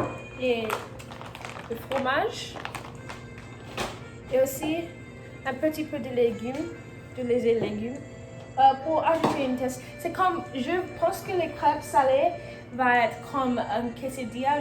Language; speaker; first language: French; non-native, learner; English